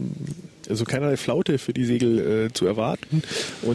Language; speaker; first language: German; native; German